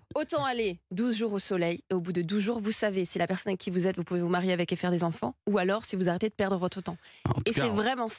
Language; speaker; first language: French; native; French